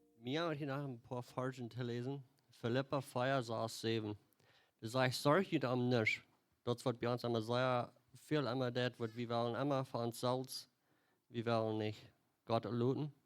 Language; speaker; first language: German; non-native, learner; Plautdietsch